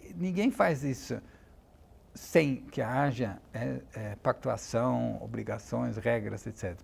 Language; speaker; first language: Portuguese; non-native, fluent; Dutch